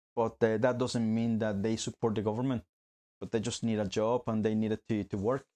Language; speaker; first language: English; non-native, fluent; Spanish